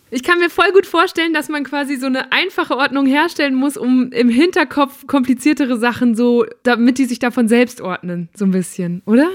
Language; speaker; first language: German; native; German